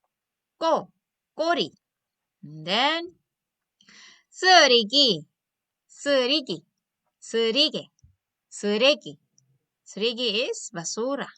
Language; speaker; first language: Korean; non-native, learner; Cebuano